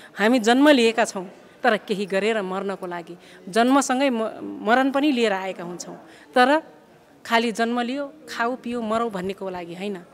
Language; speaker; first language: Nepali; non-native, local second language; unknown